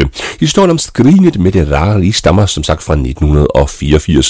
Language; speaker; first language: Danish; native; Danish